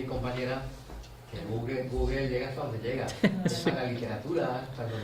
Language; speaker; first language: Spanish; native; Spanish